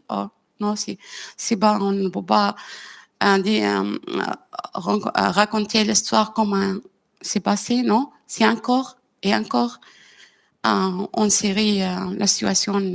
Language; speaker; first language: French; non-native, learner; Arabic